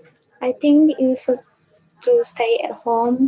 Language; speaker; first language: English; non-native, learner; Indonesian